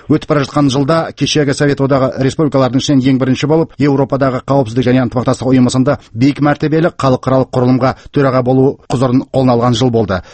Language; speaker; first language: Kazakh; native; Kazakh